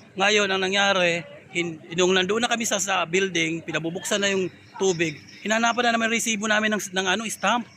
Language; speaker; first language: Filipino; non-native, local second language; Waray